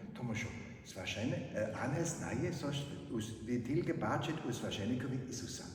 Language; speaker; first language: Ukrainian; non-native, fluent; German